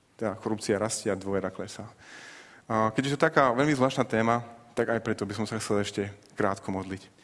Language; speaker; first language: Slovak; native; Slovak